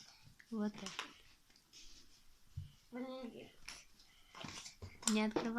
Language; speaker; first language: Russian; native; Russian